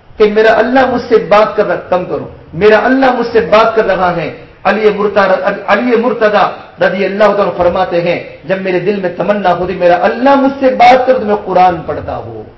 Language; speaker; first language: Urdu; non-native, local second language; Gujarati